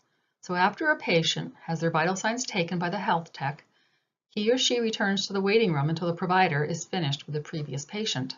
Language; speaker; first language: English; native; English